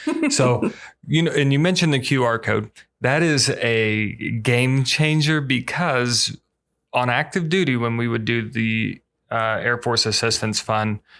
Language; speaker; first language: English; native; English